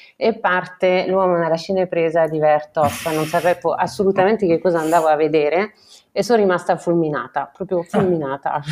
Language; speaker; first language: Italian; non-native, fluent; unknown